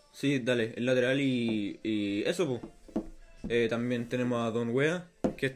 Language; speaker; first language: Spanish; native; Spanish